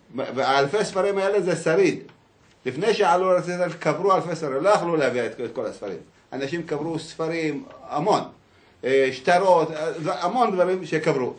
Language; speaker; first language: Hebrew; early bilingual, other home language; Arabic